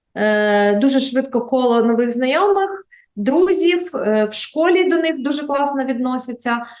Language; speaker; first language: Ukrainian; native; Ukrainian